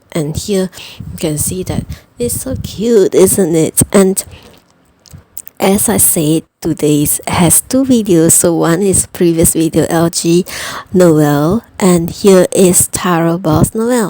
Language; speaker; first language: English; non-native, fluent; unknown